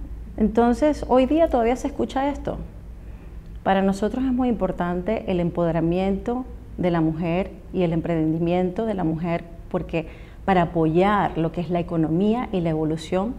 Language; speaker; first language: Spanish; native; Spanish